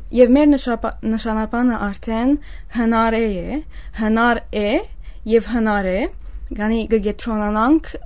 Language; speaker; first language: Armenian; early bilingual, heritage; Armenian